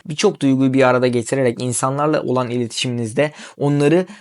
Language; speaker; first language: Turkish; native; Turkish